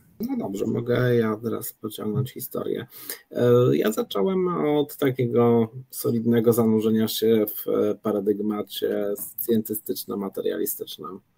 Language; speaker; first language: Polish; early bilingual, other home language; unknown